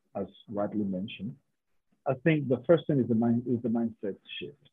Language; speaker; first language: English; non-native, local second language; Yoruba